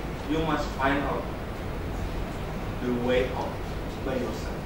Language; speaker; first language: English; non-native, learner; Indonesian